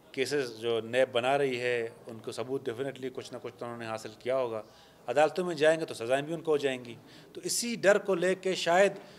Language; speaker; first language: Urdu; non-native, local second language; Baluchi